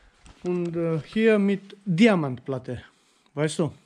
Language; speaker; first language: German; non-native, learner; Romanian